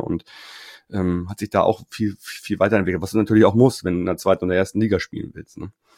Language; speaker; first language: German; native; German